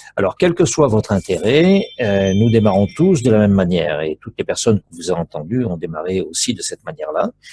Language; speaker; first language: French; native; French